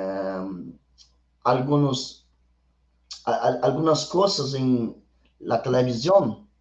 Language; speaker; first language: Spanish; non-native, learner; Portuguese